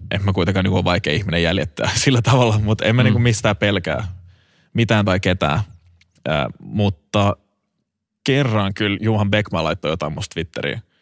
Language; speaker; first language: Finnish; native; Finnish